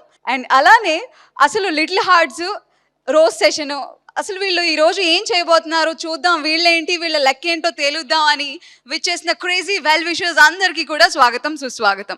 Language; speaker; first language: Telugu; native; Telugu